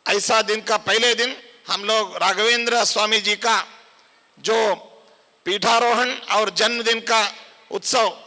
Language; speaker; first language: Hindi; non-native, local second language; Kannada